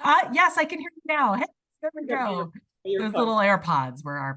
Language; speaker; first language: English; native; English